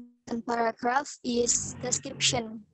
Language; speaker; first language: English; non-native, learner; Indonesian